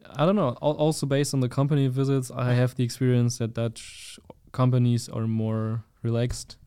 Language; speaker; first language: English; non-native, fluent; German